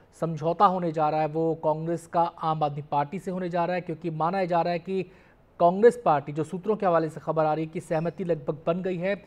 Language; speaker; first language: Hindi; native; Hindi